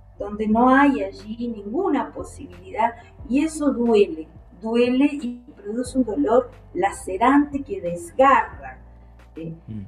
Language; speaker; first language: Spanish; native; Spanish